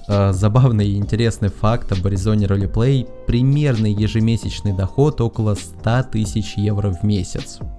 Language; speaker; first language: Russian; native; Russian